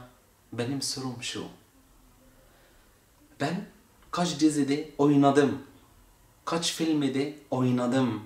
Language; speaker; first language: Turkish; non-native, fluent; Arabic